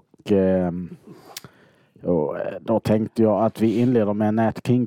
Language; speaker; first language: Swedish; native; Swedish